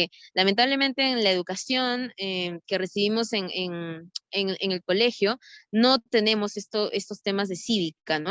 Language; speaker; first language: Spanish; native; Spanish